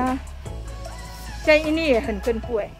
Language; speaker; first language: Chinese; non-native, learner; Indonesian